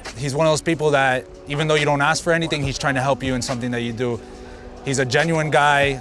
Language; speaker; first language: English; early bilingual, other home language; Spanish